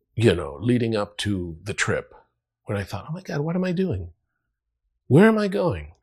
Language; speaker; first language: English; non-native, fluent; Spanish